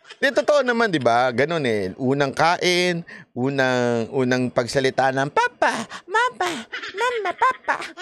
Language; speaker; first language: Filipino; native; Filipino